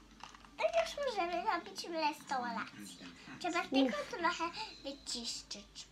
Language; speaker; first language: Polish; early bilingual, other home language; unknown